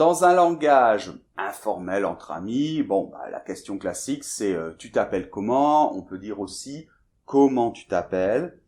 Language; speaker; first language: French; native; French